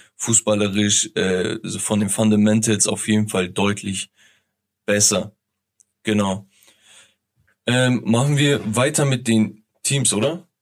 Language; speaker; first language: German; early bilingual, other home language; Turkish